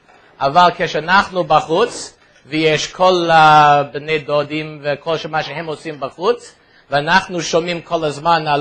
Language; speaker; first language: Hebrew; non-native, fluent; English